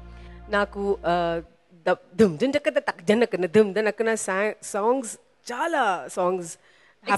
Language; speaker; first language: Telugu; non-native, local second language; Tamil